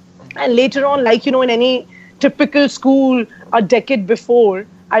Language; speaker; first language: English; non-native, local second language; Hindi